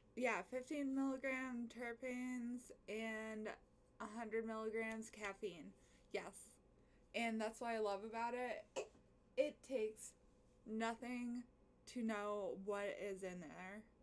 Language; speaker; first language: English; native; English